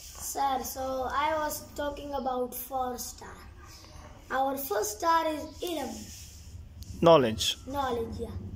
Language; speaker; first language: English; non-native, learner; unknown